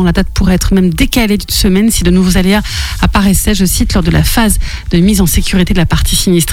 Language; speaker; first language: French; native; French